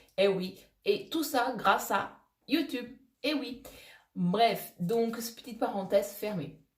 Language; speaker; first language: French; non-native, fluent; Portuguese